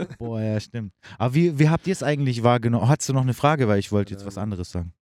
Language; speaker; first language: German; early bilingual, other home language; Turkish